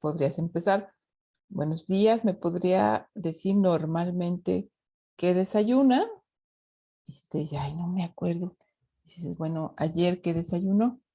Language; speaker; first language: Spanish; native; Spanish